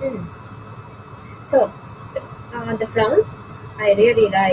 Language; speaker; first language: English; non-native, learner; Japanese